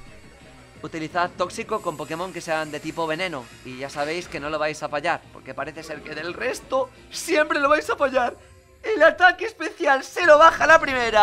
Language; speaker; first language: Spanish; native; Spanish